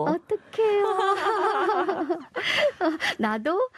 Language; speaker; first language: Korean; non-native, fluent; Chinese